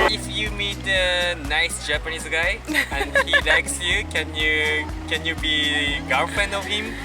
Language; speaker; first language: English; non-native, learner; Japanese